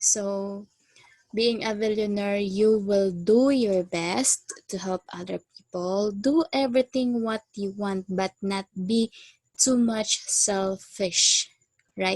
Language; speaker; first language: English; non-native, fluent; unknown